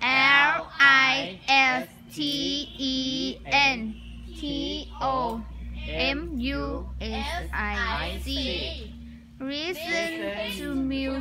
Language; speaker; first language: English; non-native, learner; Thai